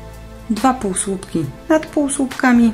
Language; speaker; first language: Polish; native; Polish